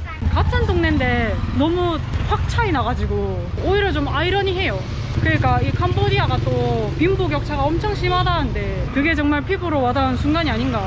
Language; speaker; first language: Korean; native; Korean